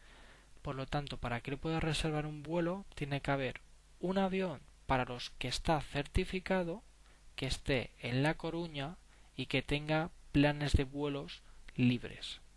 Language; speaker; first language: Spanish; native; Spanish